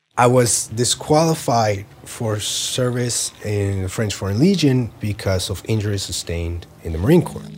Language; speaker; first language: English; early bilingual, other home language; Spanish